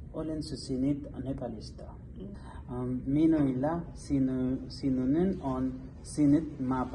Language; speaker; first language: Finnish; non-native, learner; Nepali